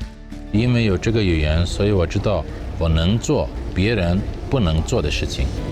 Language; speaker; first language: Chinese; non-native, fluent; Arabic